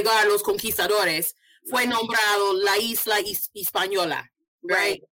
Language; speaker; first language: Spanish; non-native, fluent; English